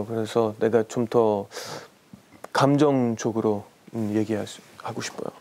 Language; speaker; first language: Korean; non-native, learner; English